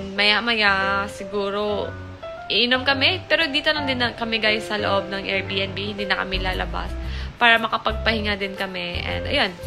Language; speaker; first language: Filipino; native; Filipino